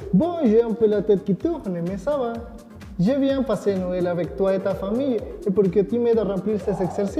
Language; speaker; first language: French; non-native, fluent; Spanish